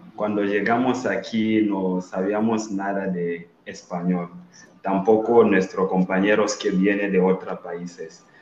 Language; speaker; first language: Spanish; non-native, learner; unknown